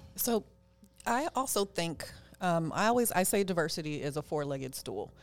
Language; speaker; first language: English; native; English